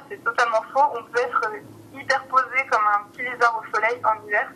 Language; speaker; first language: French; native; French